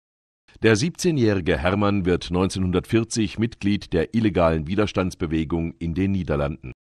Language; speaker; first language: German; native; German